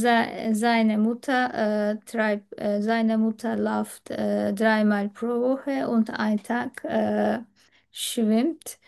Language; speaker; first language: German; non-native, learner; Turkish